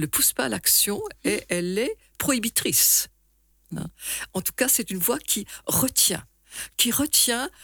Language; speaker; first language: French; native; French